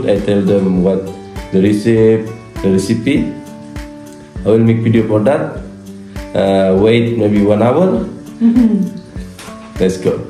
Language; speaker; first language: English; non-native, fluent; Indonesian